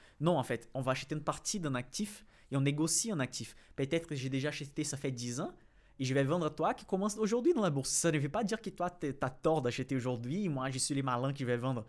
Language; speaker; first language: French; non-native, fluent; Portuguese